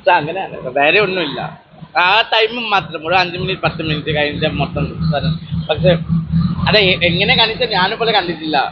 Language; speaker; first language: Malayalam; non-native, local second language; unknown